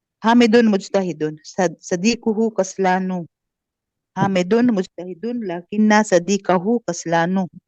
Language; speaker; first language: Arabic; non-native, learner; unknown